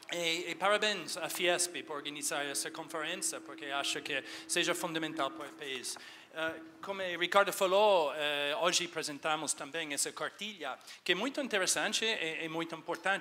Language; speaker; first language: Portuguese; non-native, fluent; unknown